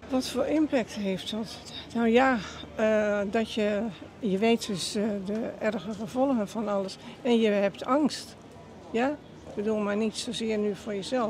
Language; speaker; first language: Dutch; native; Dutch